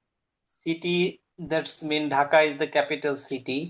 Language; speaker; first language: English; non-native, learner; Bangla